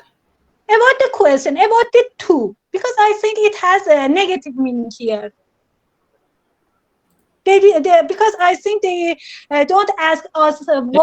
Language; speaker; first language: English; non-native, learner; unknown